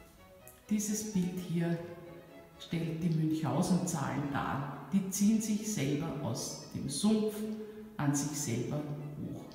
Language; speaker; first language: German; native; German